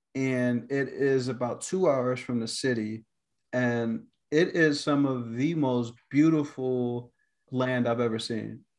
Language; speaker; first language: English; native; English